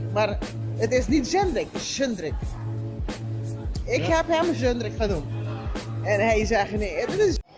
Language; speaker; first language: Dutch; non-native, fluent; Spanish